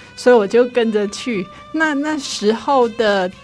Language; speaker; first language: Chinese; non-native, local second language; Cantonese